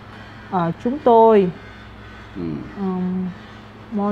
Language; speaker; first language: Vietnamese; non-native, learner; Korean